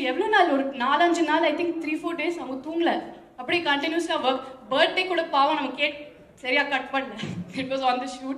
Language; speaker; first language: Tamil; non-native, fluent; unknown